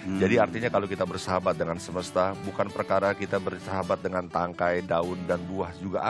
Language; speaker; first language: Malay; native; Malay